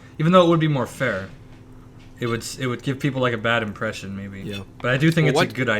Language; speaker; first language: English; native; English